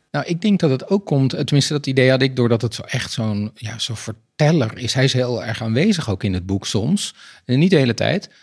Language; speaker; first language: Dutch; native; Dutch